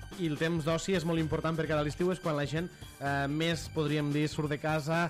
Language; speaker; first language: Catalan; native; Catalan